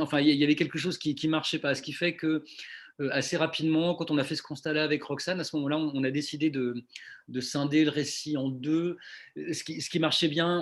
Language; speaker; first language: French; native; French